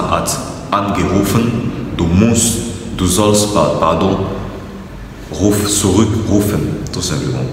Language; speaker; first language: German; non-native, fluent; French